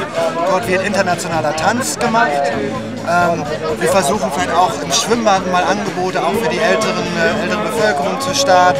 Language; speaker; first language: German; native; German